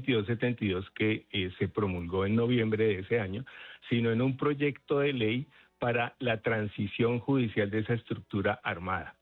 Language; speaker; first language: Spanish; native; Spanish